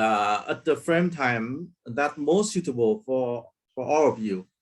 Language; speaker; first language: English; non-native, learner; Vietnamese